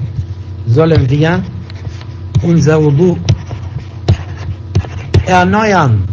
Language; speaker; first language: German; non-native, fluent; Arabic